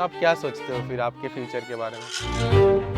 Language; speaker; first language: Hindi; native; Hindi